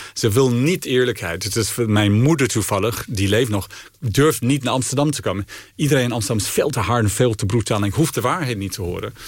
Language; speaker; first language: Dutch; non-native, fluent; English